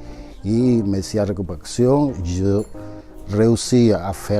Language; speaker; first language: French; non-native, fluent; Spanish